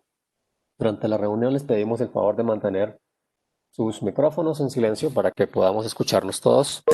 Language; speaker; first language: Spanish; native; Spanish